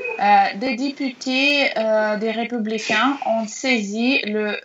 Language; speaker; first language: French; non-native, learner; Russian